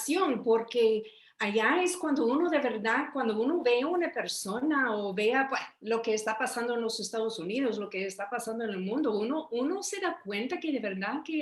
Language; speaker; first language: Spanish; early bilingual, heritage; Spanish